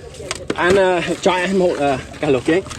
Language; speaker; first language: Vietnamese; non-native, learner; English